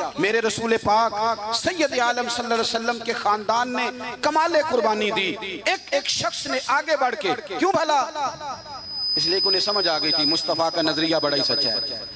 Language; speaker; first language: Urdu; non-native, local second language; Punjabi